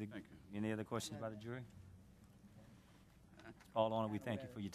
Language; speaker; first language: English; native; English